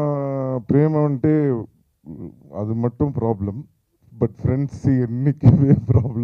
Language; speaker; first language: Telugu; non-native, learner; Tamil